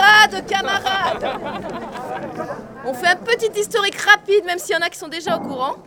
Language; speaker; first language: French; native; French